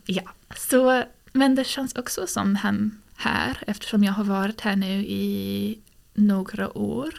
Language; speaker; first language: Swedish; non-native, fluent; English